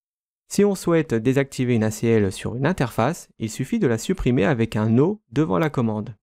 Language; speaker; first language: French; native; French